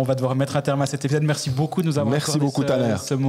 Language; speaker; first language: French; native; French